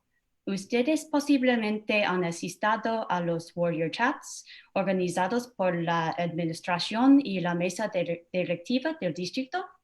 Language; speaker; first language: Spanish; non-native, fluent; English